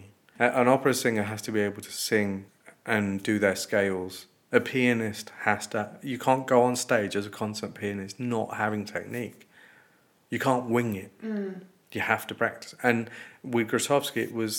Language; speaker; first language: English; native; English